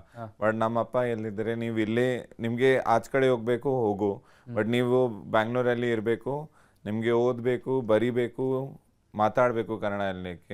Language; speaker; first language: Kannada; non-native, local second language; Punjabi